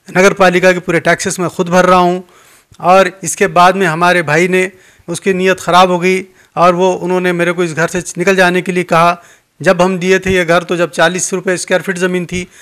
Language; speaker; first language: Hindi; non-native, local second language; Urdu